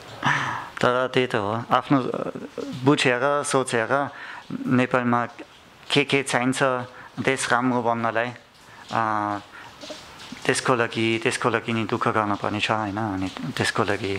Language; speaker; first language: Nepali; non-native, learner; German